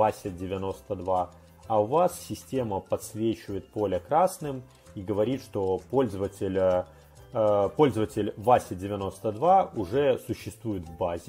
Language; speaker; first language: Russian; native; Russian